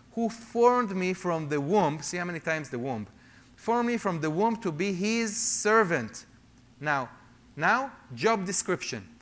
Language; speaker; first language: English; non-native, fluent; Hebrew